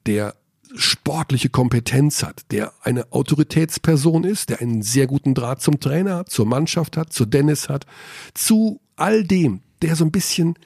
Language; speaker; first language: German; native; German